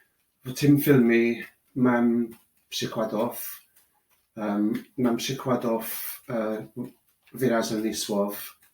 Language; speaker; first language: Polish; non-native, learner; English